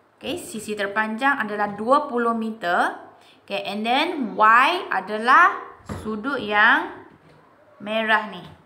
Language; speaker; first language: Malay; non-native, local second language; Chinese